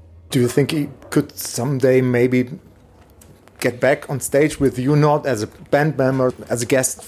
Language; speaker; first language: English; non-native, fluent; German